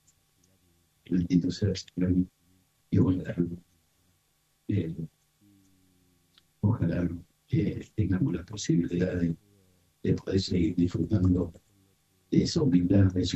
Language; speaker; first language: Spanish; native; Spanish